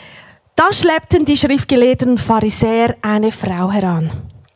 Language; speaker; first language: German; native; German